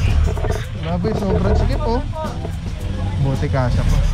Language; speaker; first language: Filipino; native; Filipino